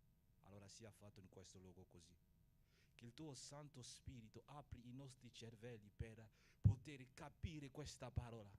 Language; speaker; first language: Italian; non-native, fluent; Portuguese